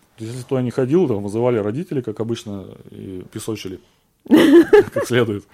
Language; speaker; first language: Russian; native; Russian